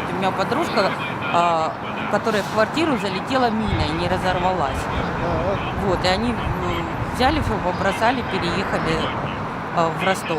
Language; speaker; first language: Russian; native; Russian